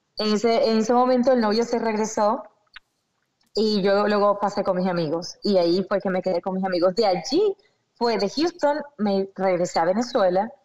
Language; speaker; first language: Spanish; native; Spanish